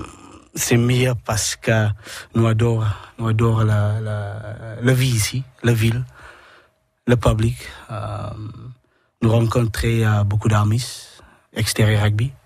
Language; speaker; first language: French; non-native, learner; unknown